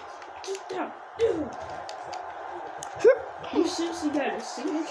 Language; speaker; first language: English; native; English